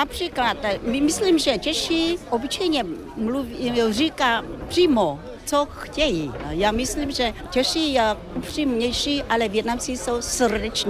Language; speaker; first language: Czech; non-native, fluent; Vietnamese